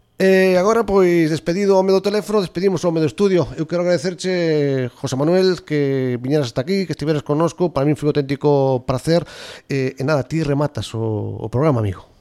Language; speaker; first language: Galician; native; Galician